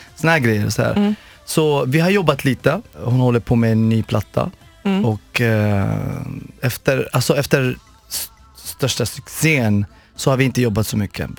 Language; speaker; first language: Swedish; non-native, fluent; Arabic